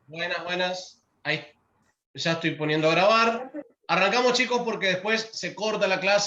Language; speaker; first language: Spanish; native; Spanish